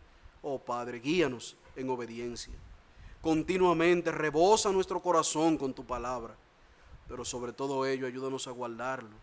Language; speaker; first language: Spanish; native; Spanish